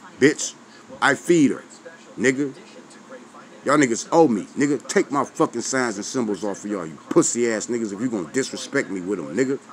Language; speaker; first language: English; native; English